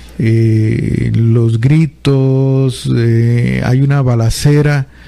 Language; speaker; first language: Spanish; native; Spanish